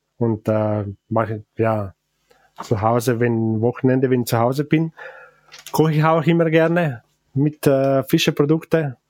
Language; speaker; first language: German; non-native, local second language; Ladin